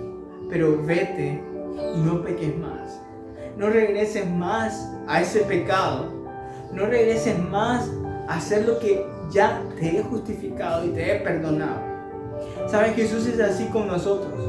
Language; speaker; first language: Spanish; native; Spanish